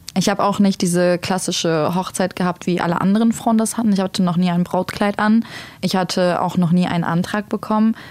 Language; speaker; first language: German; early bilingual, other home language; Turkish